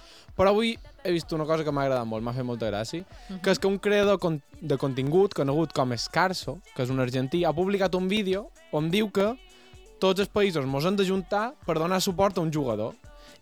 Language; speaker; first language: Catalan; native; Catalan